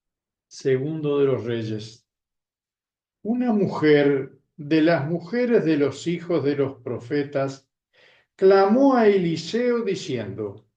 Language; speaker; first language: Spanish; native; Spanish